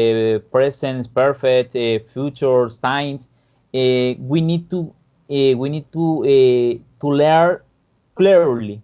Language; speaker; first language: English; non-native, fluent; Spanish